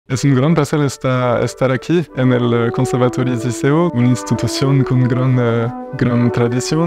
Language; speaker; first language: Spanish; non-native, fluent; French